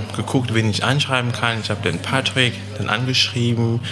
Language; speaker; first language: German; non-native, fluent; French